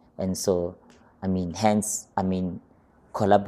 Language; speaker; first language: English; non-native, local second language; Northern Sotho